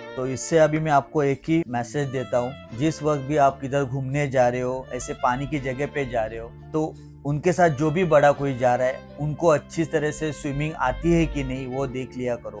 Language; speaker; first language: Hindi; non-native, local second language; Marathi